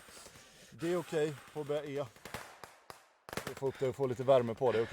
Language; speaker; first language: Swedish; native; Swedish